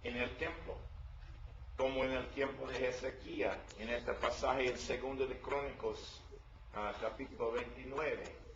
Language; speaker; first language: Spanish; non-native, learner; English